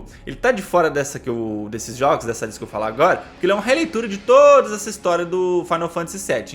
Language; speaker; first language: Portuguese; native; Portuguese